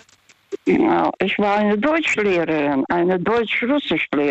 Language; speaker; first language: German; non-native, fluent; Russian